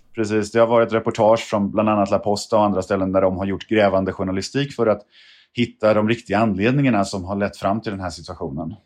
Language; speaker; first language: Swedish; native; Swedish